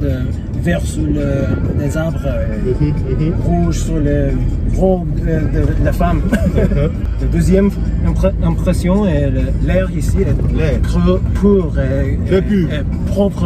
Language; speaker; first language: French; non-native, learner; English